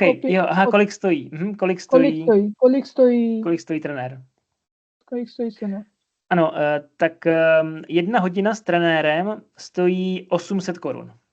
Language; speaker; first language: Czech; non-native, fluent; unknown